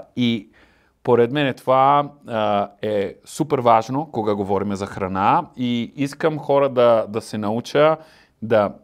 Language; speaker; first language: Bulgarian; non-native, learner; Italian